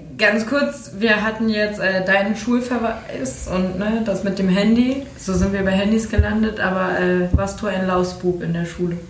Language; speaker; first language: German; native; German